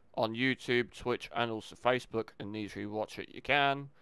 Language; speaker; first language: English; native; English